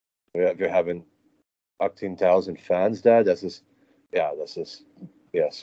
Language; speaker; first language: German; non-native, learner; English